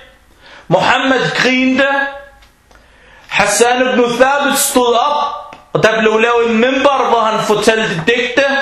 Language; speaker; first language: Danish; non-native, fluent; Arabic